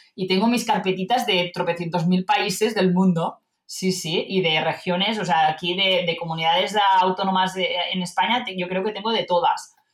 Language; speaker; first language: Spanish; non-native, local second language; Catalan